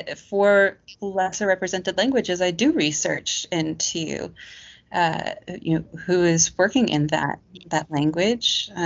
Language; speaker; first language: English; native; English